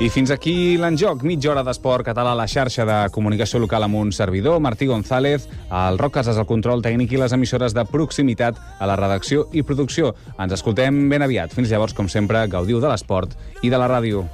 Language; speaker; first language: Catalan; native; Catalan